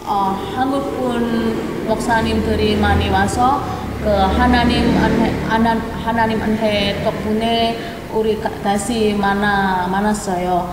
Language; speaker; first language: Korean; non-native, learner; Indonesian